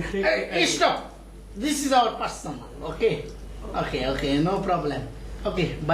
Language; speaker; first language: English; non-native, learner; Bangla